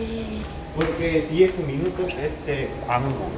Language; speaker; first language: Spanish; non-native, learner; Korean